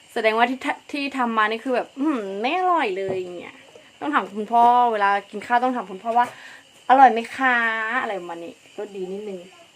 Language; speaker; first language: Thai; non-native, local second language; Karen languages